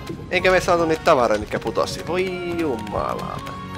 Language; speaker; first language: Finnish; native; Finnish